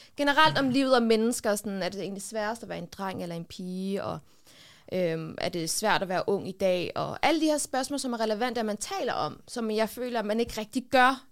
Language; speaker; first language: Danish; early bilingual, other home language; Kurdish